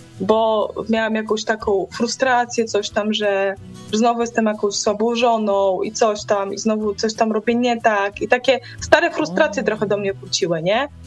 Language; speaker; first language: Polish; native; Polish